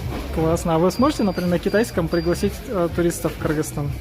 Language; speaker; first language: Russian; non-native, local second language; Kyrgyz